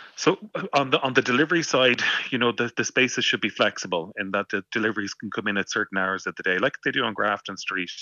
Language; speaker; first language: English; native; English